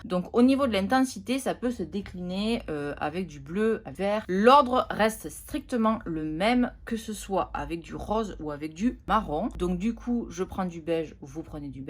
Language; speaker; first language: French; native; French